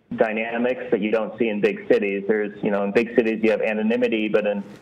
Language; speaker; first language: English; native; English